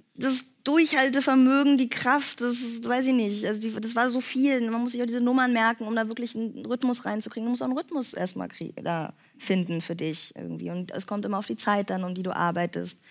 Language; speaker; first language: German; native; German